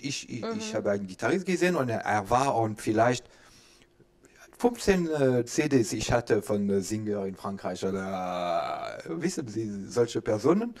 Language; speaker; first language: German; non-native, learner; French